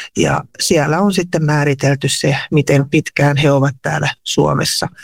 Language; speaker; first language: Finnish; native; Finnish